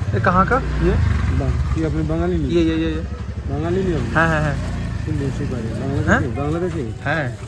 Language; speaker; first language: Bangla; native; Bangla